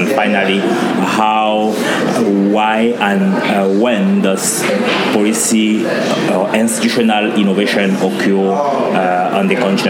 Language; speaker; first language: English; non-native, local second language; French